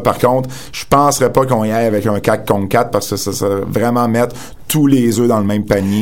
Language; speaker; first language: French; native; French